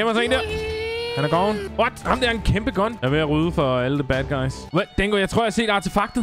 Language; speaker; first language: Danish; native; Danish